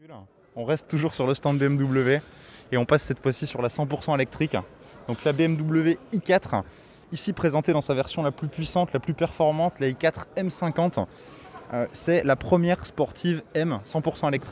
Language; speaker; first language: French; native; French